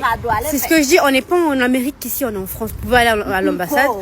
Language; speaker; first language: French; native; French